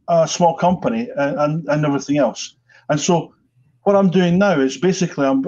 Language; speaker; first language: English; native; English